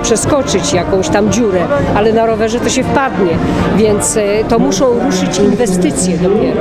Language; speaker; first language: Polish; native; Polish